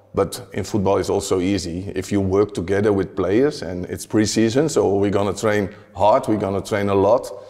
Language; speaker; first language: English; non-native, fluent; Dutch